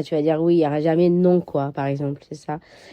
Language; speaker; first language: French; non-native, fluent; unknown